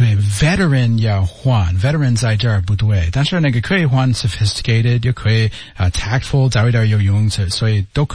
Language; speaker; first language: Chinese; non-native, learner; English